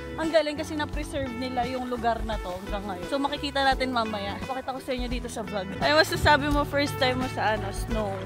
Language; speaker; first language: Filipino; native; Filipino